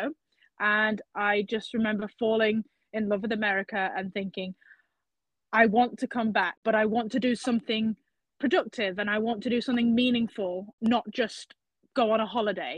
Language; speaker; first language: English; native; English